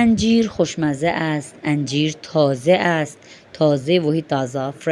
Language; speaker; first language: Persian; non-native, fluent; Urdu